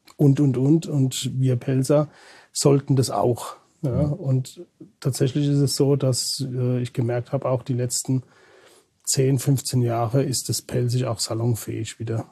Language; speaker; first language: German; native; German